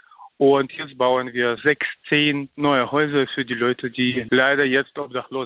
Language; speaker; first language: German; non-native, fluent; Ukrainian